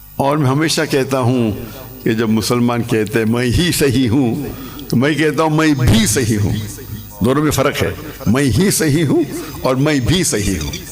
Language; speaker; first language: Urdu; non-native, local second language; English